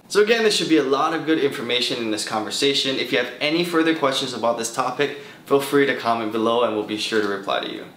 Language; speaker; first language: English; native; English